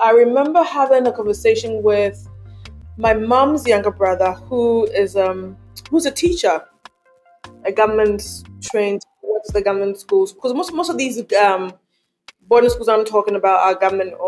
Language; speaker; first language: English; non-native, local second language; Akan